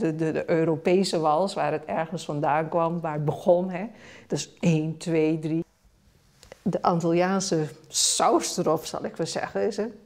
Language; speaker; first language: Dutch; non-native, local second language; Papiamento